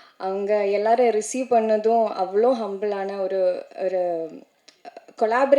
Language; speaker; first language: Tamil; non-native, learner; Malayalam